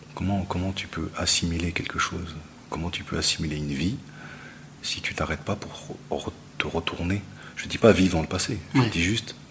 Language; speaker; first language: French; native; French